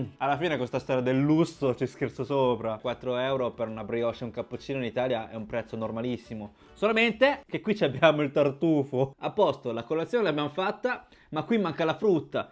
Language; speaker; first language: Italian; early bilingual, other home language; Chinese